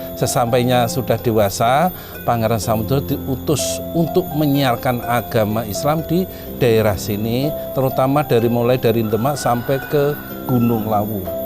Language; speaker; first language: Indonesian; non-native, local second language; Javanese